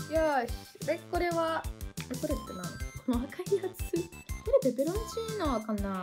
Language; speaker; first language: Japanese; non-native, fluent; Italian